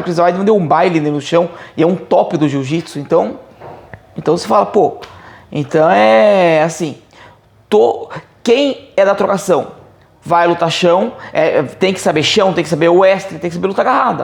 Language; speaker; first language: Portuguese; native; Portuguese